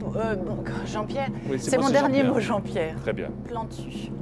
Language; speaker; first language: French; native; French